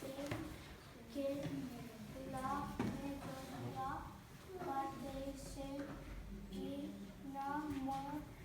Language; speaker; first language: Catalan; non-native, local second language; Spanish